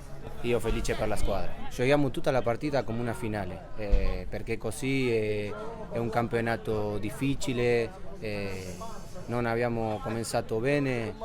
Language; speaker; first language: Italian; non-native, fluent; Spanish